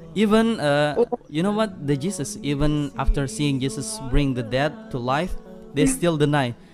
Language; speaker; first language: English; non-native, learner; Indonesian